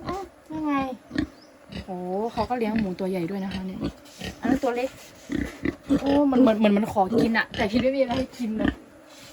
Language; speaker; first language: Thai; non-native, local second language; Western Kayah